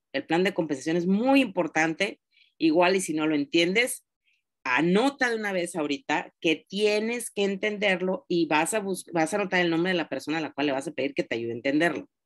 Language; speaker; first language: Spanish; native; Spanish